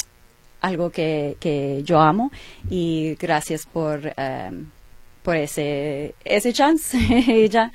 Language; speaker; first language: Spanish; non-native, learner; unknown